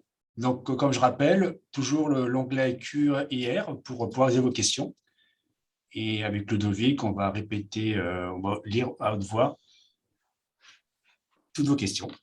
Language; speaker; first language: French; native; French